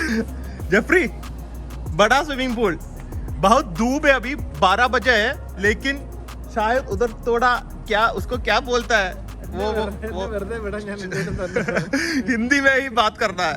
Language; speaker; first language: Hindi; non-native, local second language; Malayalam